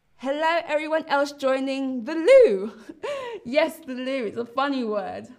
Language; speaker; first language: English; native; English